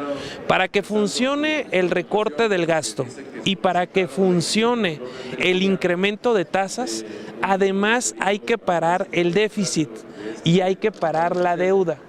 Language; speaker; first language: Spanish; native; Spanish